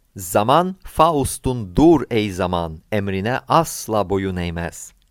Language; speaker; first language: Turkish; non-native, fluent; Ukrainian